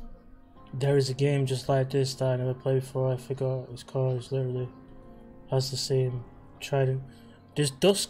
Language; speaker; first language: English; native; English